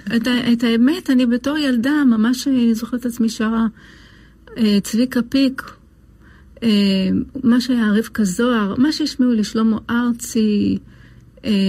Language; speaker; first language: Hebrew; native; Hebrew